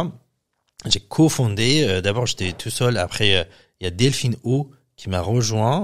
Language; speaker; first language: French; non-native, fluent; Persian